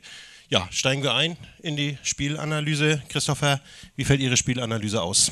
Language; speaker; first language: German; native; German